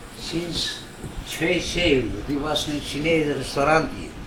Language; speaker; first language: Dutch; non-native, learner; Greek